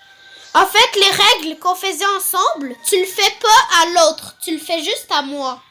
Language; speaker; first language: French; native; French